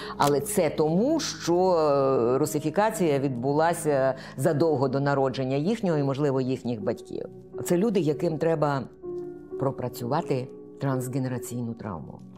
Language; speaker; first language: Ukrainian; native; Ukrainian